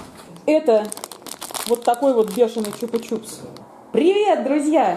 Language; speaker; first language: Russian; native; Russian